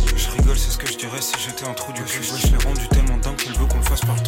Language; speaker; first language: French; early bilingual, other home language; Romanian